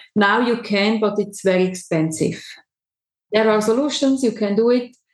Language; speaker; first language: English; non-native, learner; German